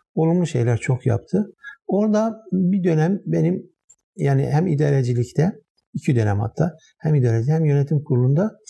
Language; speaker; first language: Turkish; native; Turkish